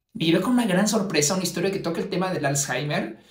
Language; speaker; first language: Spanish; native; Spanish